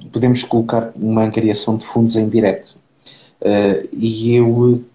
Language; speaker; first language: Portuguese; native; Portuguese